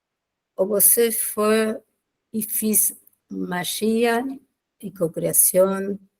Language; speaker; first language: Portuguese; non-native, learner; Spanish